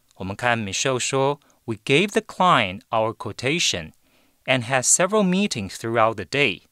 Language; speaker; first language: English; non-native, fluent; Chinese